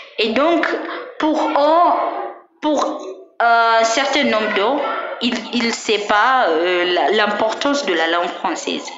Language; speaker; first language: French; non-native, fluent; Swahili